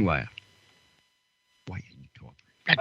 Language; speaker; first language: English; non-native, fluent; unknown